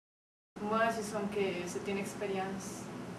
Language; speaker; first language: French; non-native, learner; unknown